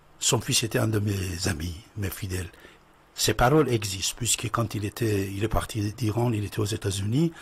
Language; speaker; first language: French; non-native, fluent; Persian